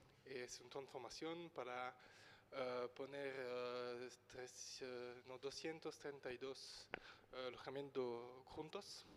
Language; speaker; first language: Spanish; non-native, learner; French